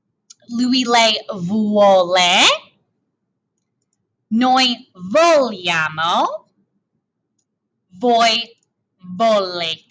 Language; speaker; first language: Italian; non-native, fluent; English